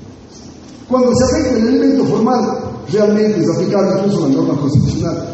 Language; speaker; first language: Spanish; native; Spanish